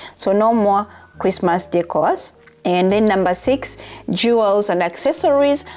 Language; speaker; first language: English; non-native, local second language; Ganda